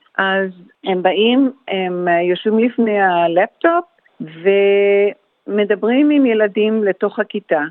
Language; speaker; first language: Hebrew; early bilingual, heritage; Hebrew